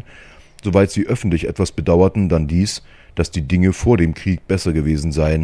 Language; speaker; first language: German; native; German